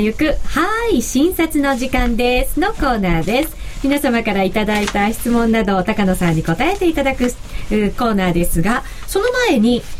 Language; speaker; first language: Japanese; native; Japanese